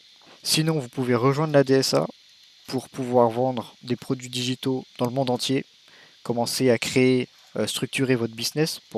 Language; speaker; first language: French; native; French